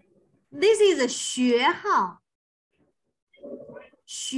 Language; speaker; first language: English; non-native, fluent; Chinese